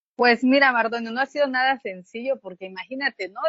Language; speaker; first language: Spanish; native; Spanish